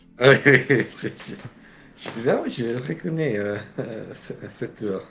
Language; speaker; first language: French; non-native, fluent; English